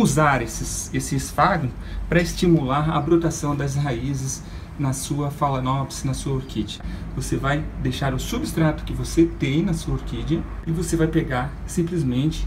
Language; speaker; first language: Portuguese; native; Portuguese